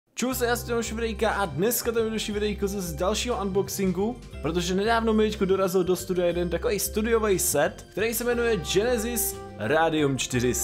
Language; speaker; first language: Czech; native; Czech